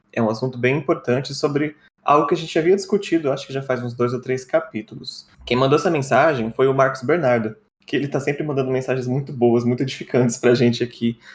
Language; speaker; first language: Portuguese; native; Portuguese